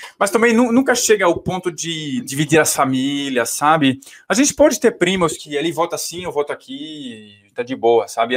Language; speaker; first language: Portuguese; non-native, fluent; French